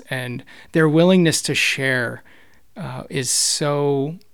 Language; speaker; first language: English; native; English